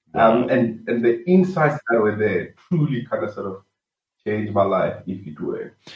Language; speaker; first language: English; non-native, local second language; Venda